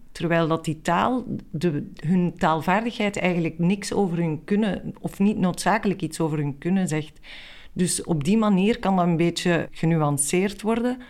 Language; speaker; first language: Dutch; native; Dutch